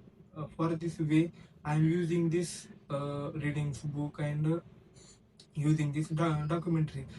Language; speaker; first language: English; non-native, learner; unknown